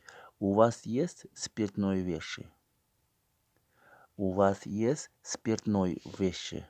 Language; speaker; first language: Russian; non-native, learner; Tajik